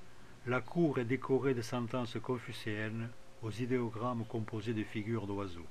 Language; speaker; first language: French; native; French